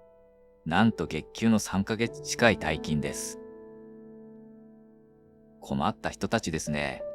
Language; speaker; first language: Japanese; native; Japanese